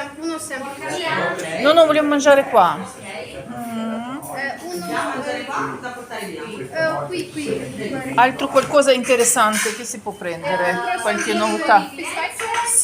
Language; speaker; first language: Italian; non-native, learner; Ukrainian